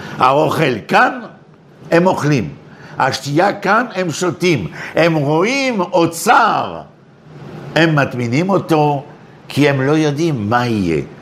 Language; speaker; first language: Hebrew; non-native, fluent; French